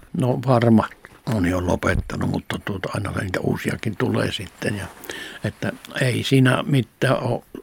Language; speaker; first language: Finnish; native; Finnish